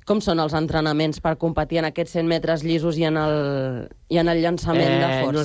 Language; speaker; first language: Catalan; native; Catalan